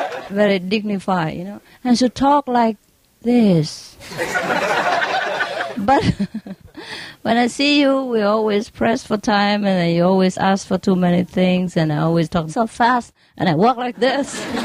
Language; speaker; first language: English; non-native, fluent; Vietnamese